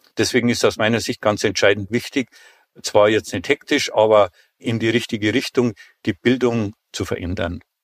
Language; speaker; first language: German; native; German